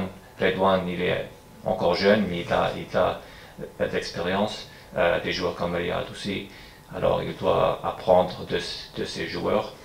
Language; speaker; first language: French; non-native, fluent; English